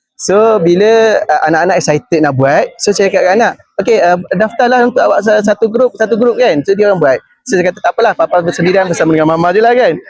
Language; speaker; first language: Malay; native; Malay